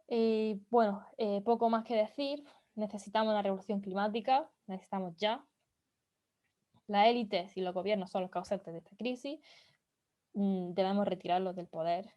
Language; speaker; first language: Spanish; native; Spanish